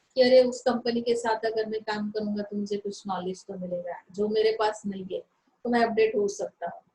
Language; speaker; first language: Hindi; non-native, local second language; Marathi